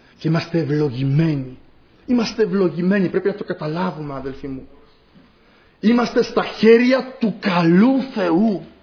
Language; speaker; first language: Greek; non-native, fluent; Polish